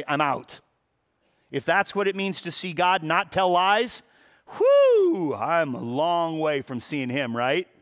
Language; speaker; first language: English; native; English